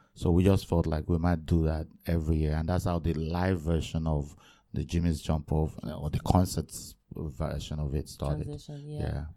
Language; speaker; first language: English; non-native, local second language; Yoruba